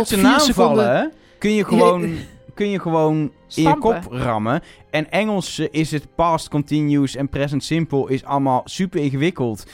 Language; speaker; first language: Dutch; native; Dutch